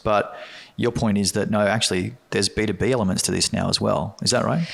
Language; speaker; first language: English; native; English